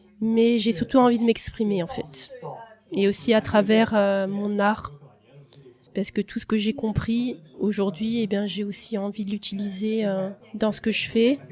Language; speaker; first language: French; early bilingual, other home language; Portuguese